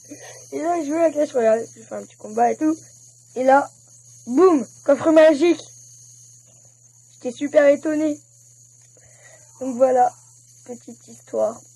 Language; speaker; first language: French; native; French